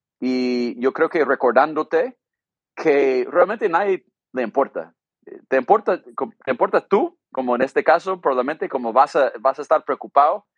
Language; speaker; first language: Spanish; non-native, fluent; English